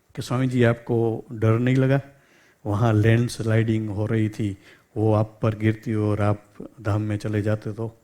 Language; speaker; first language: Hindi; non-native, local second language; Gujarati